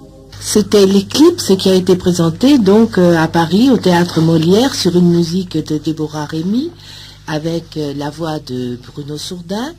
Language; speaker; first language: French; native; French